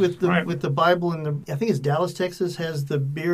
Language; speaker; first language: English; native; English